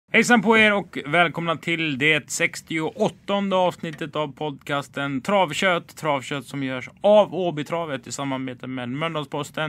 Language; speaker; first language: Swedish; native; Swedish